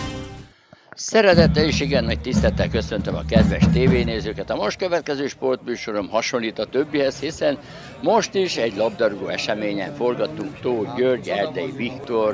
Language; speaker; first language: Hungarian; native; Hungarian